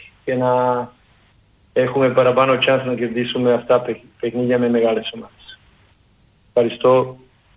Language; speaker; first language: Greek; non-native, learner; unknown